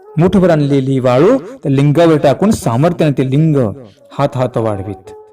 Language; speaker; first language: Marathi; native; Marathi